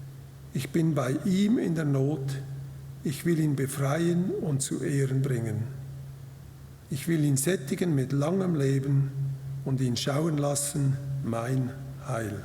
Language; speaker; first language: German; native; German